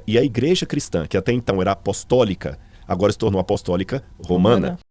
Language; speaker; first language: Portuguese; native; Portuguese